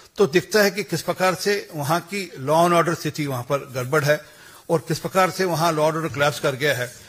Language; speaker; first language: Hindi; non-native, local second language; Punjabi